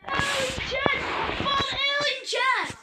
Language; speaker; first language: Hebrew; native; Hebrew